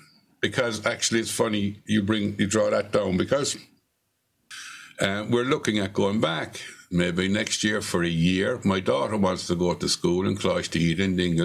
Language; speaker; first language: English; native; English